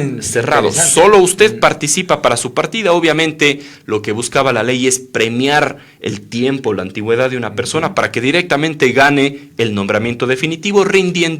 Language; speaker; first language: Spanish; native; Spanish